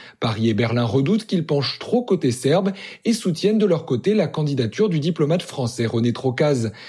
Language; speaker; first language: French; native; French